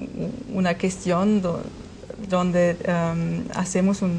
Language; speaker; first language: Spanish; non-native, learner; German